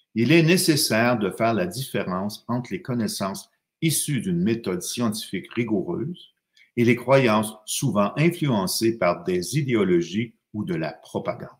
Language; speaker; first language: French; native; French